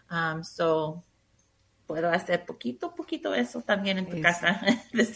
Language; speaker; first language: Spanish; non-native, learner; English